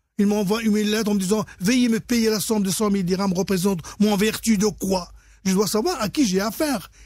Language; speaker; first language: French; non-native, local second language; Arabic